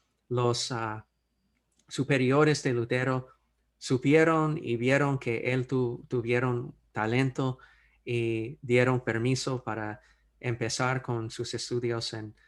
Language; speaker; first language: Spanish; non-native, fluent; English